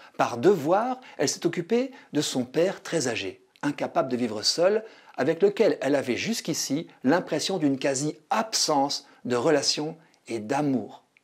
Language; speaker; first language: French; native; French